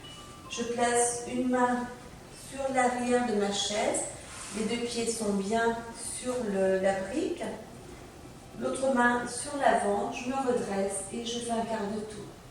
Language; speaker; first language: French; native; French